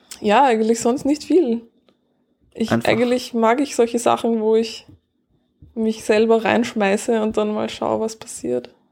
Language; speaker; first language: German; native; German